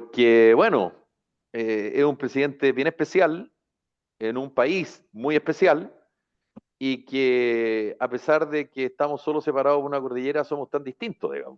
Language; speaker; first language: Spanish; native; Spanish